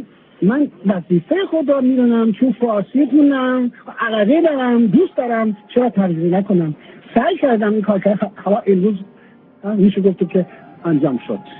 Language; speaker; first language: Persian; non-native, fluent; Chinese